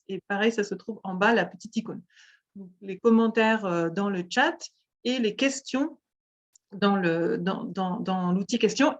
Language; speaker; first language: French; native; French